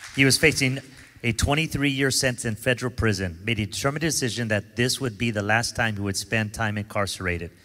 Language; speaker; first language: English; native; English